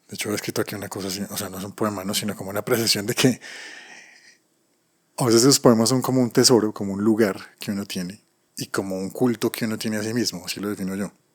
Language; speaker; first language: Spanish; native; Spanish